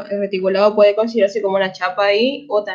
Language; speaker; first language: Spanish; native; Spanish